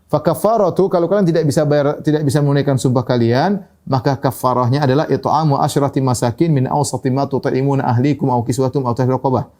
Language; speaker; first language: Indonesian; native; Indonesian